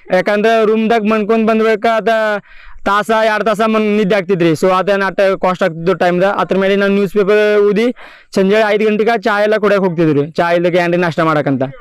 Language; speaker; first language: Kannada; non-native, local second language; Marathi